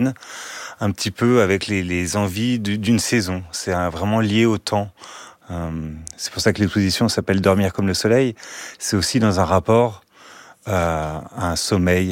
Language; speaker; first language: French; native; French